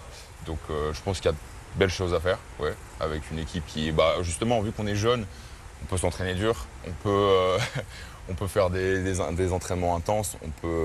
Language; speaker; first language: French; native; French